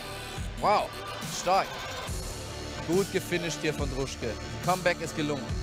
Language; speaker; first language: German; native; German